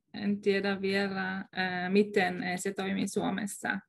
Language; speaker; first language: Finnish; non-native, learner; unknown